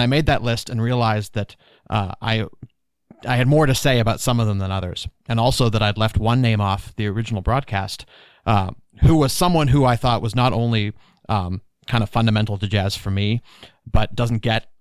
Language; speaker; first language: English; native; English